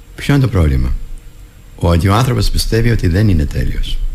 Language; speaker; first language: Greek; native; Greek